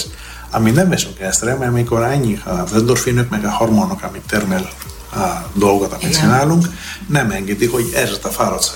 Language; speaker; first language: Hungarian; non-native, fluent; Greek